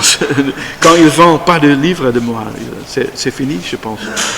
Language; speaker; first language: French; non-native, learner; Dutch